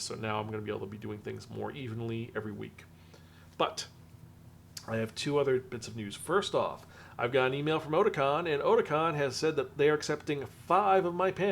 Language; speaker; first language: English; native; English